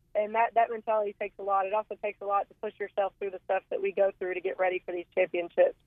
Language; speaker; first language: English; native; English